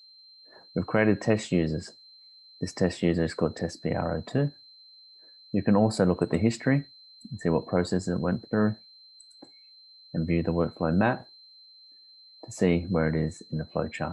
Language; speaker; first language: English; native; English